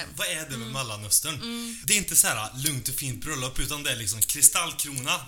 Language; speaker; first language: Swedish; native; Swedish